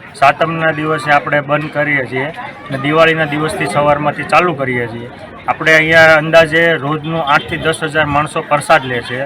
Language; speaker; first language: Gujarati; native; Gujarati